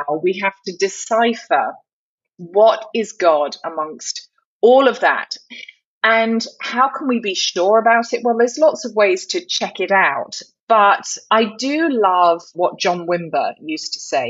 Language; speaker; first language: English; native; English